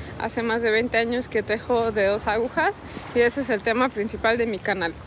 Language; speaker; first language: Spanish; early bilingual, heritage; Spanish